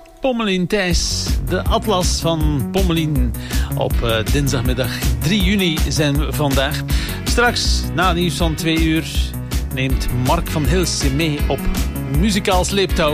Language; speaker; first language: Dutch; native; Dutch